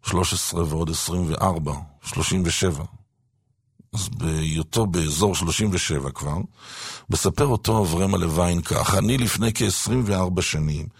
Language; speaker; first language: Hebrew; native; Hebrew